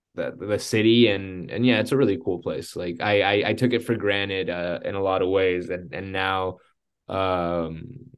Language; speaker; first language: English; early bilingual, other home language; Spanish